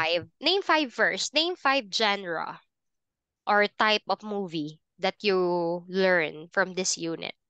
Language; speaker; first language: English; non-native, fluent; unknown